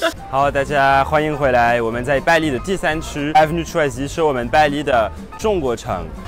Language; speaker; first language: Chinese; non-native, fluent; French